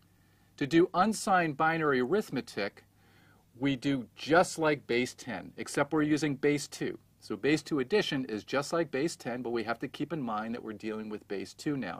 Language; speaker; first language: English; native; English